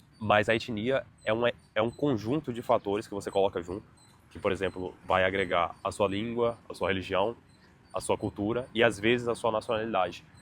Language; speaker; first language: Portuguese; native; Portuguese